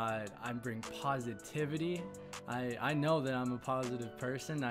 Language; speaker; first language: English; native; English